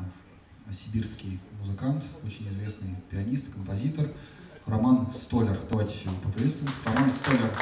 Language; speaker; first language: Russian; native; Russian